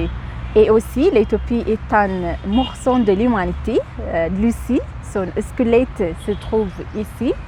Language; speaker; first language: French; non-native, fluent; Amharic